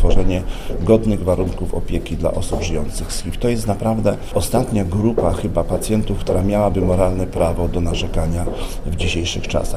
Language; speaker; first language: Polish; native; Polish